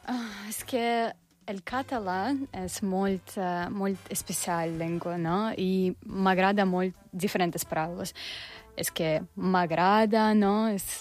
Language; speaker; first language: Catalan; non-native, learner; Russian